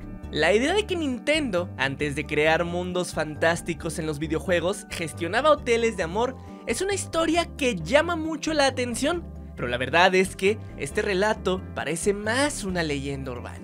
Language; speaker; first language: Spanish; native; Spanish